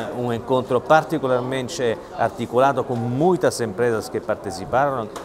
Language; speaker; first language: Portuguese; non-native, fluent; Italian